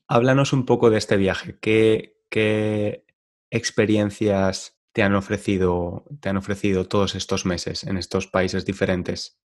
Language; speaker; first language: Spanish; native; Spanish